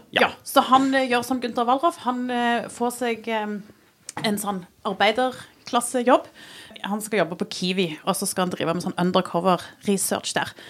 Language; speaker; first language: Norwegian; native; Norwegian